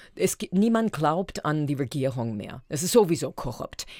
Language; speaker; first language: German; non-native, fluent; English